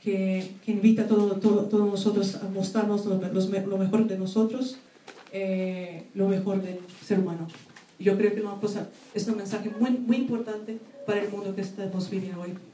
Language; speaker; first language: Spanish; non-native, fluent; Portuguese